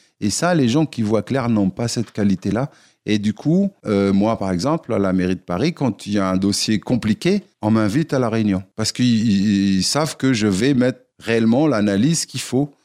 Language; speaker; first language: French; non-native, local second language; Arabic